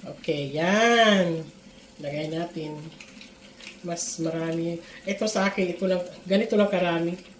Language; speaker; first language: Filipino; non-native, local second language; Cebuano